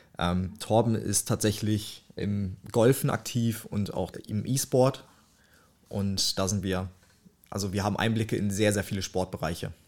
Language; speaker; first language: German; early bilingual, other home language; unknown